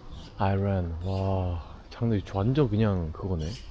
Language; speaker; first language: Korean; native; Korean